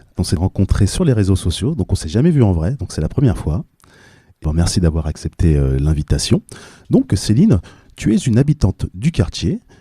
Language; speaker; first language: French; native; French